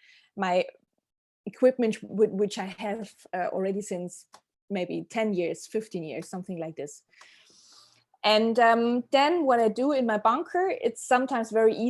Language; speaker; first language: English; non-native, fluent; German